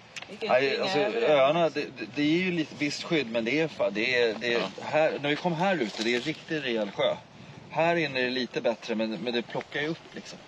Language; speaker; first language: Swedish; native; Swedish